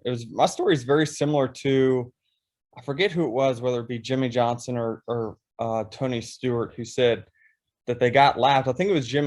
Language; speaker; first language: English; native; English